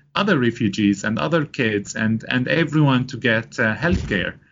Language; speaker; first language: English; non-native, fluent; Arabic